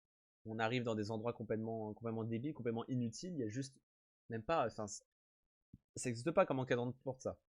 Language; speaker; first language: French; native; French